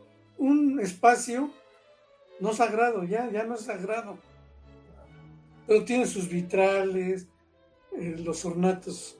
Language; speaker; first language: Spanish; native; Spanish